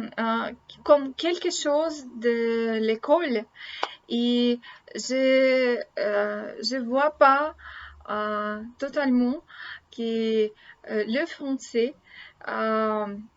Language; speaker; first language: French; non-native, learner; Russian